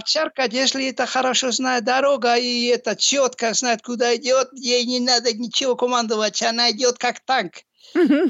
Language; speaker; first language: Russian; non-native, learner; Basque